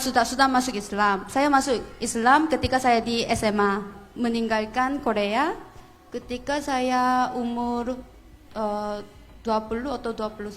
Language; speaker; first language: Indonesian; non-native, fluent; Korean